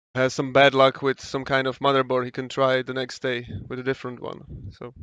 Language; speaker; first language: English; non-native, fluent; Czech